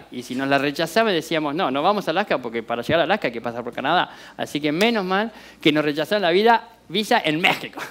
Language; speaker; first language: Spanish; native; Spanish